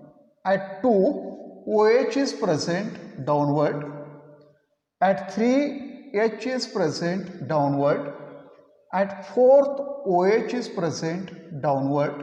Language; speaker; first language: English; non-native, local second language; Marathi